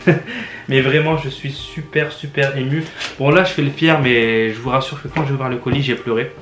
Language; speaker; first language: French; native; French